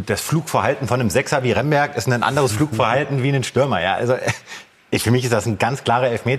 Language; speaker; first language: German; native; German